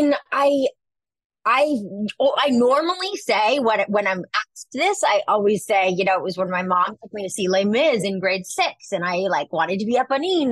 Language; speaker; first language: English; native; English